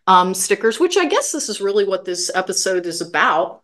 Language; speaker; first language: English; native; English